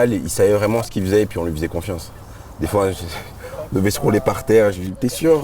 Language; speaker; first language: French; native; French